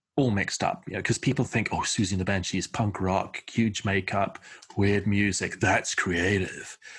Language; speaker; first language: English; native; English